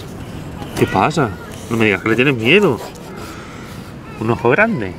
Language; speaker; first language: Spanish; native; Spanish